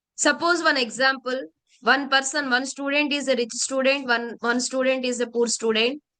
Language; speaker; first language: English; non-native, local second language; Telugu